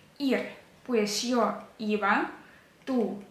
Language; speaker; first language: Spanish; non-native, fluent; Ukrainian